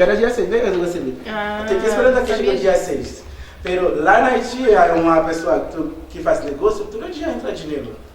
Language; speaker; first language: Portuguese; non-native, learner; Haitian Creole